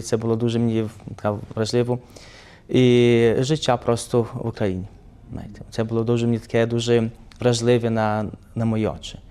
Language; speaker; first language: Ukrainian; early bilingual, heritage; Ukrainian